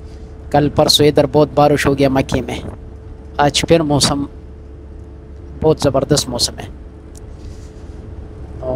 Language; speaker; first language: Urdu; non-native, local second language; Pashto